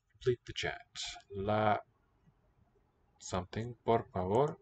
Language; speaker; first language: Spanish; non-native, learner; English